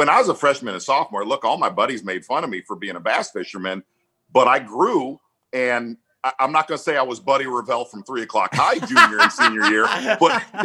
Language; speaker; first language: English; native; English